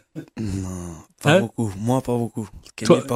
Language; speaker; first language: French; non-native, learner; Kabuverdianu